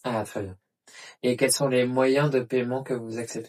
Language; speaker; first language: French; non-native, learner; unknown